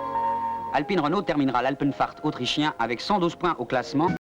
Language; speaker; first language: French; native; French